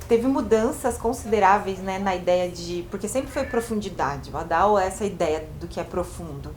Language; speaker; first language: Portuguese; native; Portuguese